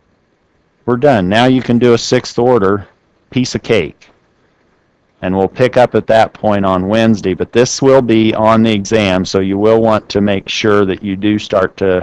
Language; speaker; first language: English; native; English